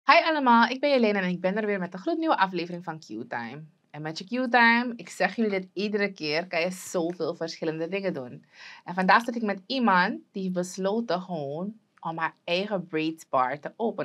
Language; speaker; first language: Dutch; native; Dutch